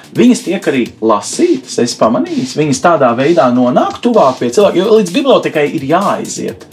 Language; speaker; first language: Latvian; native; Latvian